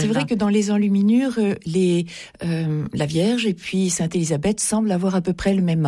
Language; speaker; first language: French; native; French